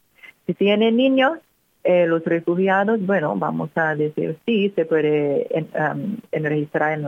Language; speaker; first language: Spanish; non-native, fluent; English